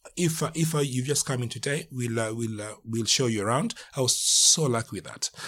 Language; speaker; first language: English; non-native, local second language; Luo (Kenya and Tanzania)